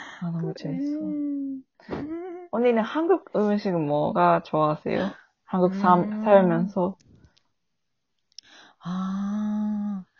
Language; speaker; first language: Korean; non-native, learner; Japanese